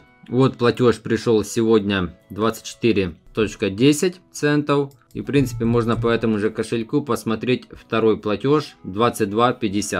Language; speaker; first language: Russian; native; Russian